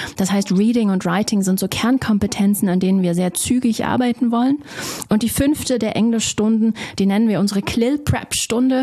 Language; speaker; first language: German; native; German